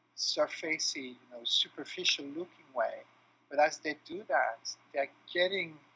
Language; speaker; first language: English; non-native, fluent; French